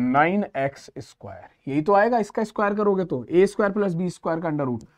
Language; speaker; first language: Hindi; native; Hindi